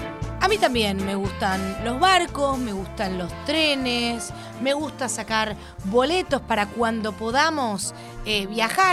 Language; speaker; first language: Spanish; native; Spanish